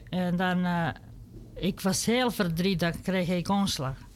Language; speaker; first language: Dutch; non-native, learner; Serbian